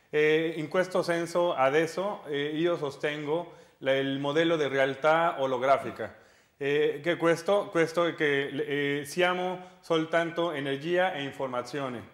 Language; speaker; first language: Italian; non-native, learner; Spanish